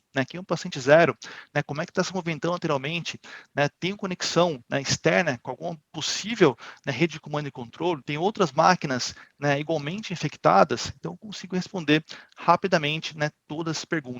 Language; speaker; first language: Portuguese; native; Portuguese